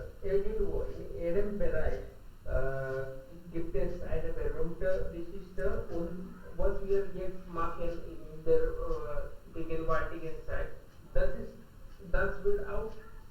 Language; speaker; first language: German; non-native, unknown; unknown